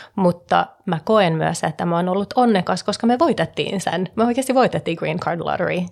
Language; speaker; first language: Finnish; early bilingual, heritage; Finnish